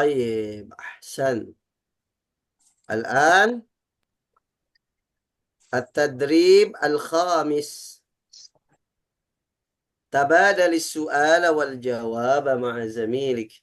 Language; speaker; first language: Arabic; non-native, fluent; Indonesian